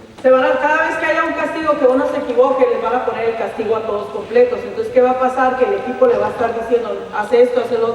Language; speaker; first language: Spanish; native; Spanish